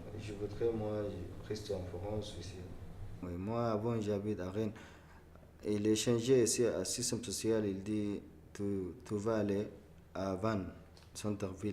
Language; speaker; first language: French; non-native, learner; Arabic